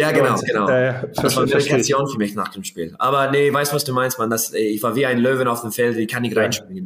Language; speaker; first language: German; non-native, learner; English